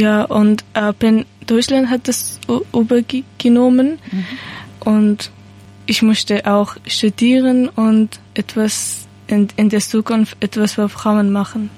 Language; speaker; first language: German; non-native, learner; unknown